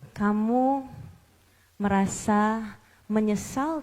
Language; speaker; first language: Indonesian; native; Indonesian